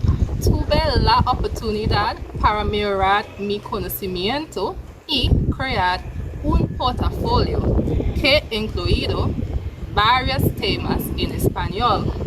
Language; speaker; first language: Spanish; non-native, fluent; English